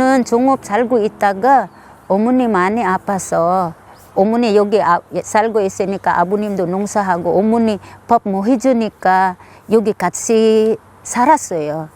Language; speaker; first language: Korean; non-native, learner; Filipino